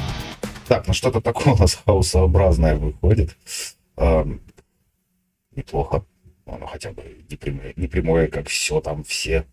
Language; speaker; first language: Russian; native; Russian